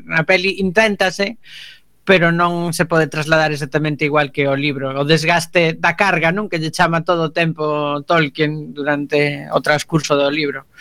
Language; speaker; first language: Galician; native; Galician